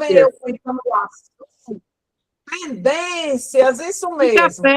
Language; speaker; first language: Portuguese; native; Portuguese